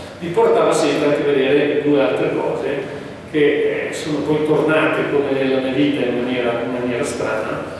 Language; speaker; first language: Italian; native; Italian